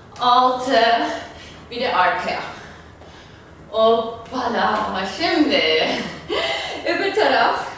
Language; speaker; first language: Turkish; non-native, fluent; German